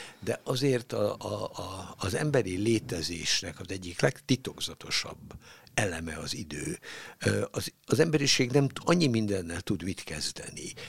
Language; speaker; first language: Hungarian; native; Hungarian